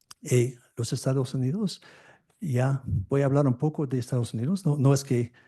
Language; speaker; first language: Spanish; non-native, fluent; French